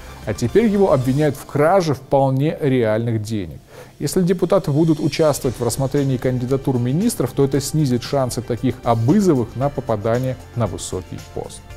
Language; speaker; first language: Russian; native; Russian